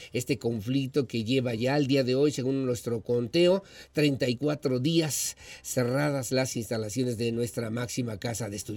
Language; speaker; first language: Spanish; native; Spanish